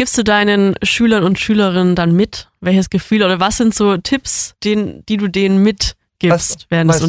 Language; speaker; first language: German; native; German